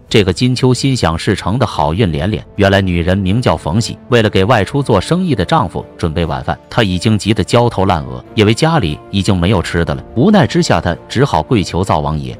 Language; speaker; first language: Chinese; native; Chinese